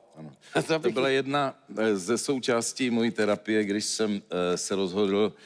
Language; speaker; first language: Czech; native; Czech